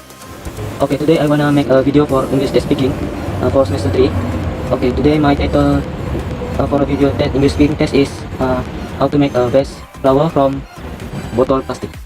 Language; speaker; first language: English; non-native, local second language; Malay